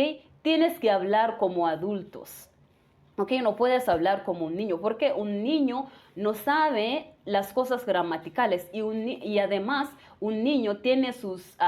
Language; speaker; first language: Spanish; non-native, fluent; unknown